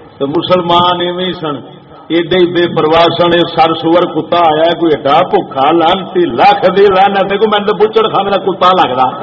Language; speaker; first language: Urdu; non-native, local second language; Punjabi